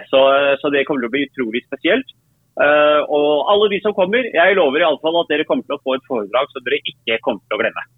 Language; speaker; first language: Norwegian; early bilingual, other home language; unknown